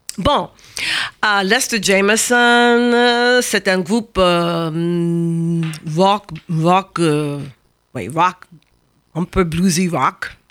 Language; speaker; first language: French; non-native, fluent; English